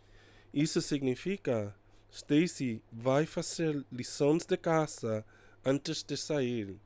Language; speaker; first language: Portuguese; non-native, learner; English